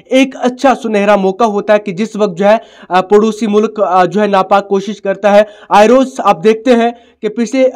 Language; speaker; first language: Hindi; non-native, local second language; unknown